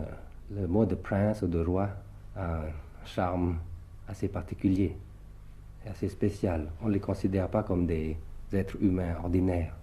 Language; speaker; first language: French; early bilingual, other home language; Thai